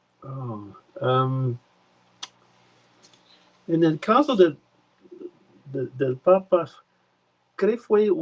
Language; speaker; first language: Spanish; non-native, learner; French